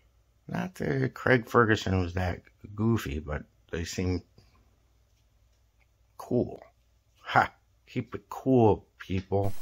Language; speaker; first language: English; native; English